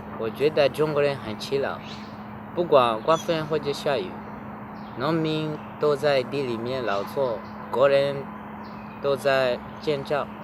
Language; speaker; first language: Chinese; non-native, learner; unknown